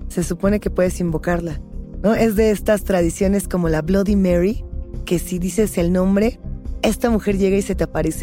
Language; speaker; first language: Spanish; native; Spanish